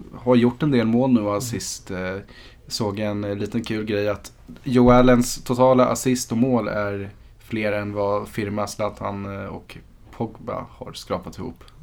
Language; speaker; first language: Swedish; native; Swedish